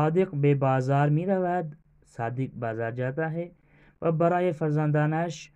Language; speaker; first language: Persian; non-native, fluent; Urdu